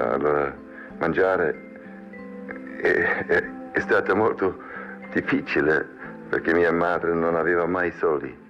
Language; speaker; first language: Italian; non-native, fluent; French